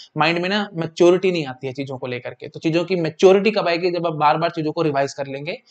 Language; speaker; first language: Hindi; native; Hindi